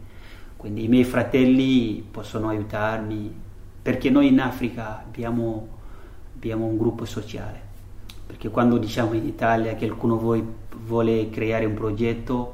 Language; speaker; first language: Italian; non-native, fluent; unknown